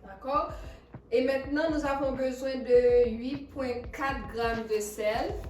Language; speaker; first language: French; non-native, fluent; English